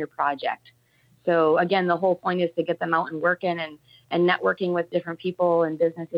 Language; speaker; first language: English; native; English